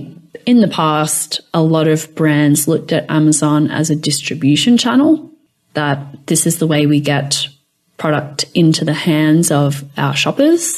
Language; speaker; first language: English; native; English